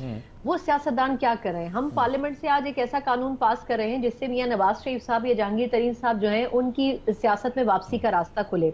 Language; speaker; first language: Urdu; native; Urdu